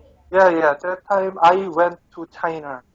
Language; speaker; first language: English; non-native, learner; Korean